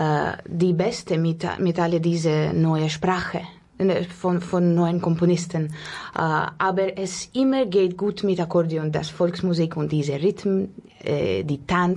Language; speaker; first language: German; non-native, learner; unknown